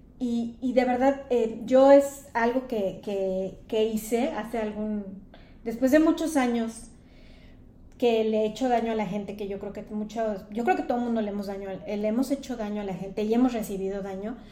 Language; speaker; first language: Spanish; native; Spanish